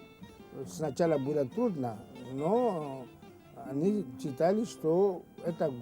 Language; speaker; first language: Russian; non-native, fluent; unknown